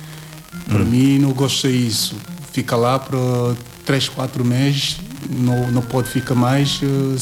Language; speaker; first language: Portuguese; non-native, learner; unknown